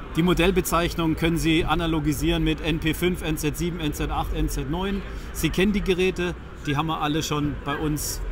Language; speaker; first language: German; native; German